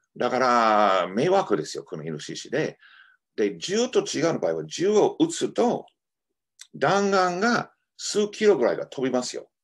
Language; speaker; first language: Japanese; non-native, fluent; English